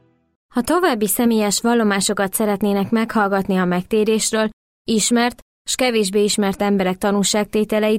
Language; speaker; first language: Hungarian; native; Hungarian